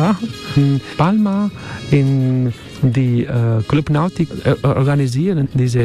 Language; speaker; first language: German; non-native, learner; Spanish